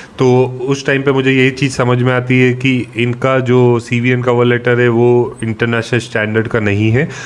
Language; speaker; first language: Hindi; native; Hindi